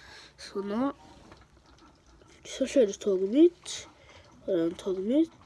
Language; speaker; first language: Norwegian; early bilingual, other home language; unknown